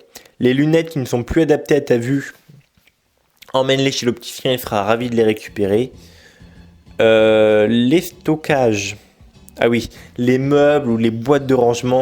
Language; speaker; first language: French; native; French